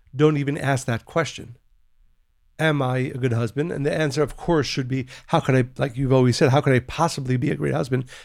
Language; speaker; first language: English; early bilingual, other home language; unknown